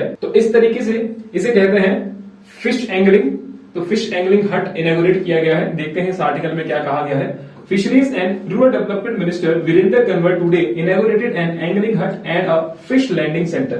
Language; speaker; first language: Hindi; native; Hindi